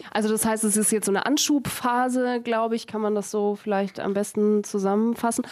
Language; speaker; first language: German; native; German